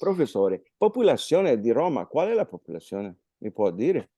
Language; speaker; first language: Italian; non-native, fluent; Spanish